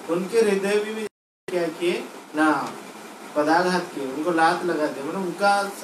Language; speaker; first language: Hindi; non-native, local second language; Odia